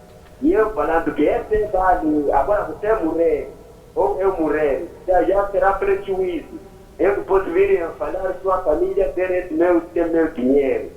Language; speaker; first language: Portuguese; non-native, local second language; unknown